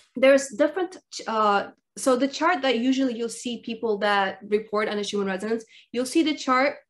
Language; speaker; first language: English; early bilingual, other home language; Russian